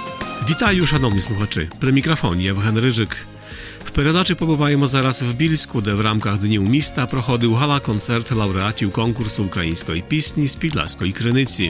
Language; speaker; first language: Ukrainian; native; Ukrainian